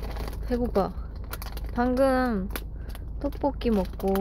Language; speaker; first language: Korean; non-native, fluent; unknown